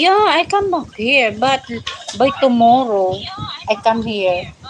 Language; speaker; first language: English; non-native, learner; Filipino